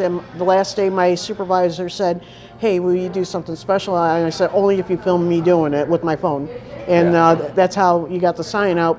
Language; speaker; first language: English; native; English